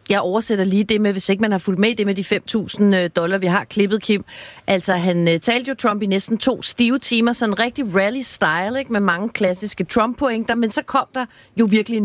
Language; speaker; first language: Danish; native; Danish